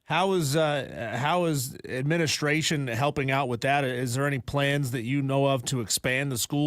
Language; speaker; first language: English; native; English